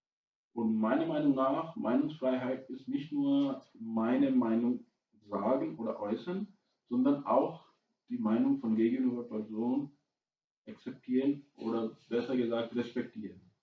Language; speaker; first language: German; non-native, fluent; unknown